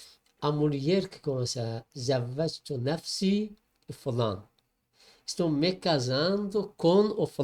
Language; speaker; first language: Portuguese; non-native, learner; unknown